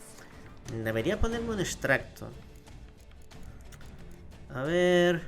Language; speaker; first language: Spanish; native; Spanish